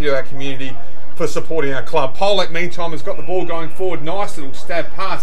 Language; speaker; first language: English; native; English